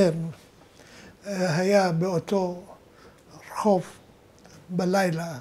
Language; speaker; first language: Hebrew; non-native, fluent; Arabic